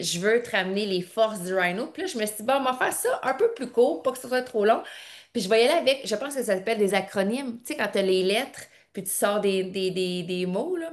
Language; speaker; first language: French; native; French